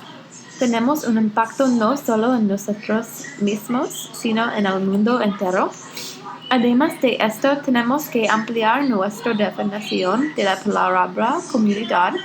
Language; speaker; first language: Spanish; non-native, learner; English